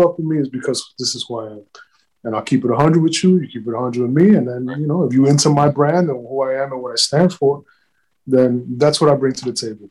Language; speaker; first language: English; native; English